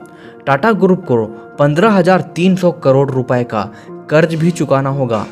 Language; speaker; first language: Hindi; native; Hindi